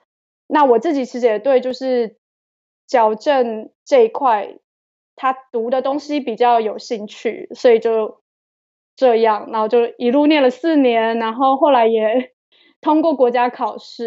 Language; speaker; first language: Chinese; native; Chinese